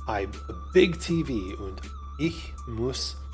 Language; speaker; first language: German; non-native, learner; English